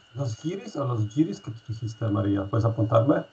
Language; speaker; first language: Spanish; non-native, fluent; Polish